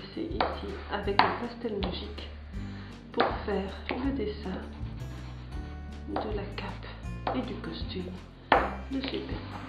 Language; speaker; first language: French; native; French